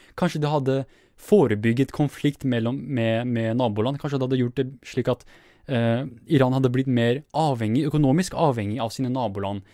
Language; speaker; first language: Norwegian; early bilingual, other home language; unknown